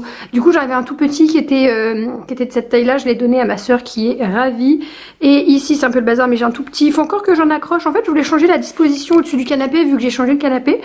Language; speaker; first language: French; native; French